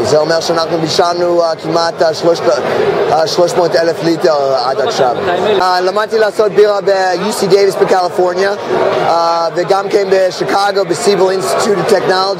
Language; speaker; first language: Hebrew; non-native, fluent; English